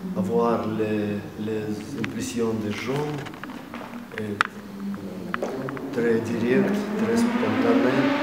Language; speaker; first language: French; non-native, fluent; Russian